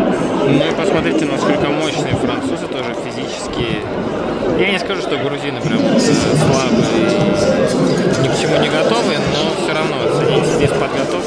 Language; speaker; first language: Russian; native; Russian